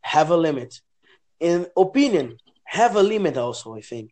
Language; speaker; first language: English; non-native, learner; Portuguese